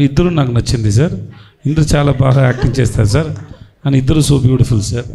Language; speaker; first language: Telugu; non-native, learner; Tamil